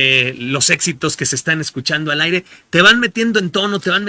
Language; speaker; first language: Spanish; native; Spanish